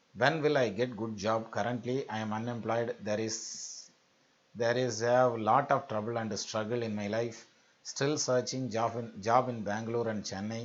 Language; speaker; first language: English; non-native, local second language; Tamil